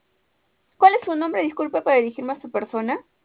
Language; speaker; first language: Spanish; native; Spanish